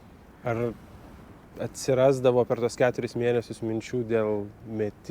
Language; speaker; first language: Lithuanian; native; Lithuanian